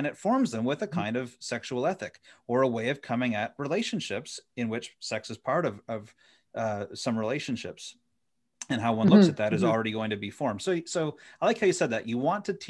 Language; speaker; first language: English; native; English